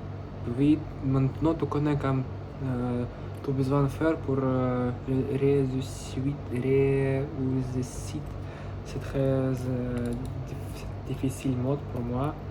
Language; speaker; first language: French; non-native, learner; Russian